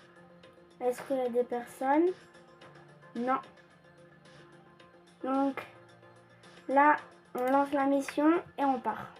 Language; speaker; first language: French; early bilingual, other home language; Polish